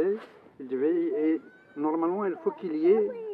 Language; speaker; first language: French; non-native, local second language; Arabic